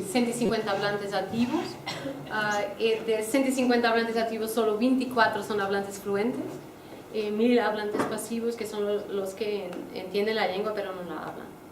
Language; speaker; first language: Spanish; non-native, fluent; Portuguese